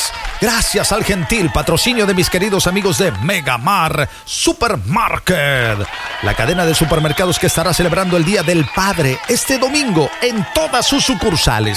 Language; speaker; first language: Spanish; native; Spanish